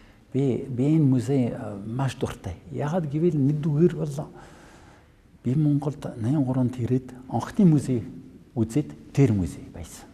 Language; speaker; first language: Mongolian; non-native, fluent; French